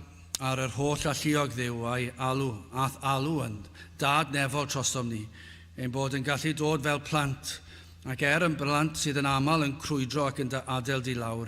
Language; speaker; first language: Welsh; native; Welsh